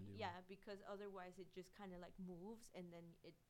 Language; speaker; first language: English; non-native, fluent; Spanish